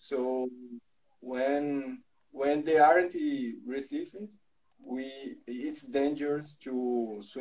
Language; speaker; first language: English; non-native, learner; Portuguese